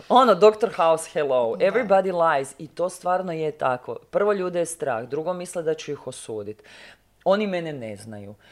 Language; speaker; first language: Croatian; native; Croatian